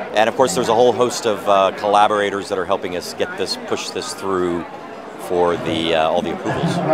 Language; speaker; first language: English; native; English